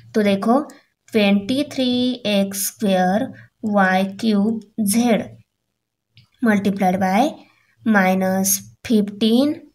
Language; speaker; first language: Hindi; non-native, local second language; Marathi